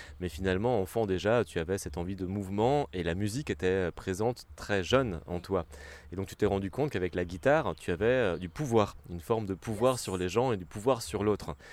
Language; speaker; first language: French; native; French